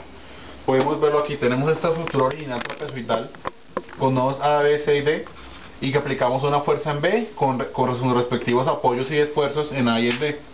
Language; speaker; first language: Spanish; native; Spanish